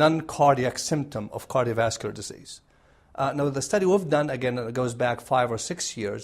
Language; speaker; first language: English; non-native, fluent; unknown